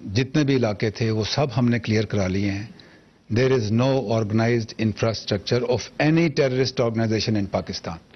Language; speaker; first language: Urdu; native; Urdu